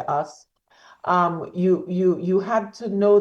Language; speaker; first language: English; native; English